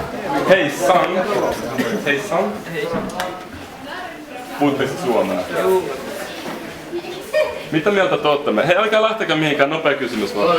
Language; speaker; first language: Finnish; native; Finnish